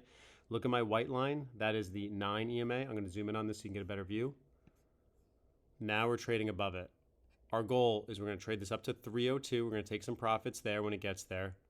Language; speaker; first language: English; native; English